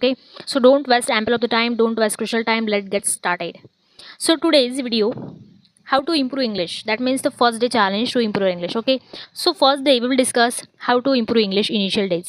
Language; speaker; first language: English; non-native, learner; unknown